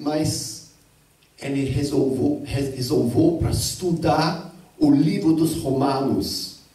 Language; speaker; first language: Portuguese; non-native, fluent; English